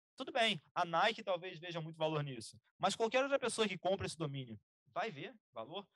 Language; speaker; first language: Portuguese; native; Portuguese